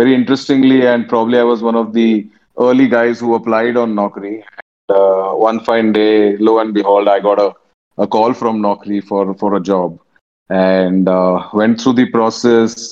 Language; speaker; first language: English; non-native, local second language; Tamil